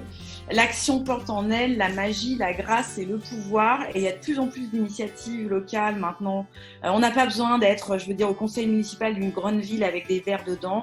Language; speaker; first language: French; native; French